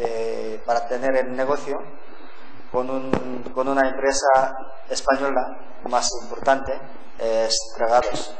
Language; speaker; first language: Spanish; non-native, learner; Korean